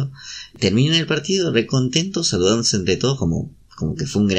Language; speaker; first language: Spanish; native; Spanish